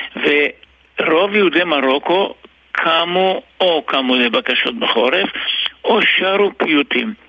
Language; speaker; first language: Hebrew; early bilingual, other home language; Arabic